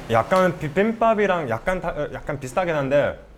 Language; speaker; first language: Korean; non-native, fluent; English